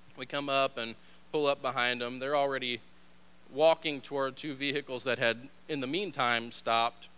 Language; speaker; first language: English; native; English